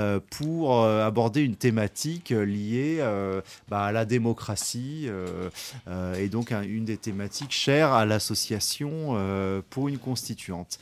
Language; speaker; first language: French; native; French